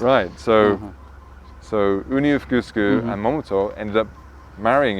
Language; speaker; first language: English; native; English